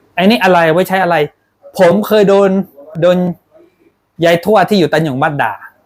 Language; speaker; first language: Thai; non-native, local second language; Pattani Malay